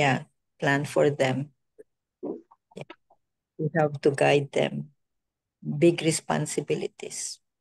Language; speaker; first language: English; non-native, local second language; Filipino